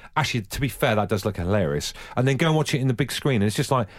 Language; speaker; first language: English; native; English